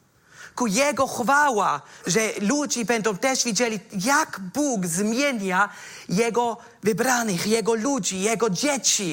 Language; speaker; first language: Polish; non-native, fluent; German